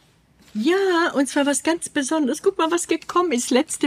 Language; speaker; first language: German; native; German